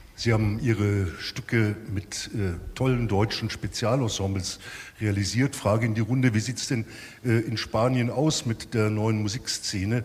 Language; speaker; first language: German; native; German